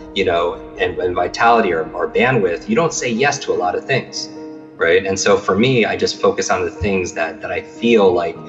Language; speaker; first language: English; native; English